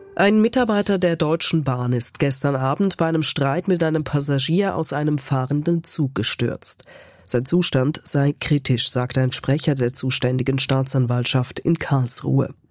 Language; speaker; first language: German; native; German